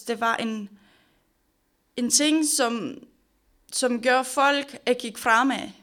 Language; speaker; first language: Danish; non-native, fluent; Romanian